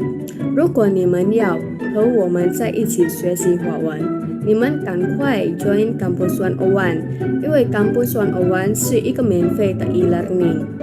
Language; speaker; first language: Chinese; non-native, learner; Indonesian